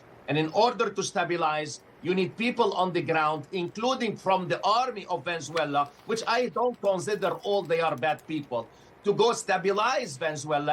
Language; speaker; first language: English; non-native, fluent; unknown